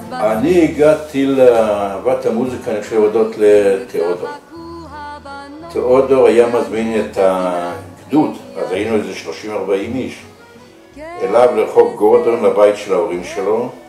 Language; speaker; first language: Hebrew; early bilingual, other home language; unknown